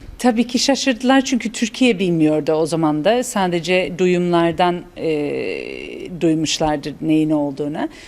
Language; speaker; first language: Turkish; non-native, fluent; English